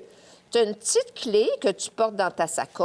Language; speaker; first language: French; native; French